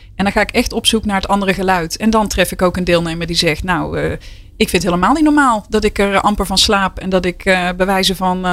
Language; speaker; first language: Dutch; native; Dutch